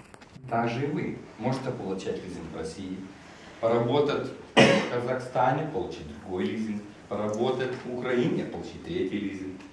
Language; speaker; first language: Russian; non-native, fluent; Lithuanian